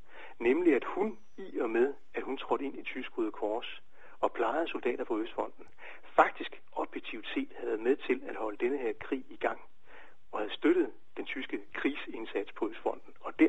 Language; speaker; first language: Danish; native; Danish